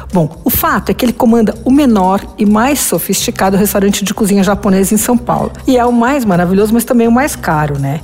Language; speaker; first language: Portuguese; native; Portuguese